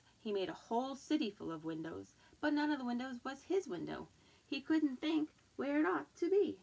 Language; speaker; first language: English; native; English